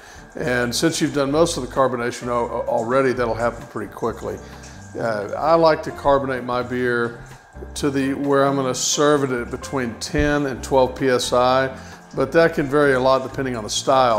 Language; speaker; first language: English; native; English